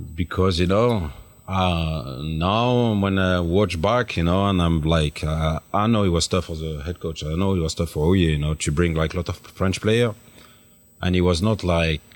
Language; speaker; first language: English; non-native, fluent; French